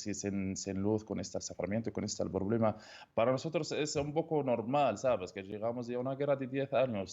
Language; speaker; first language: Spanish; non-native, learner; Arabic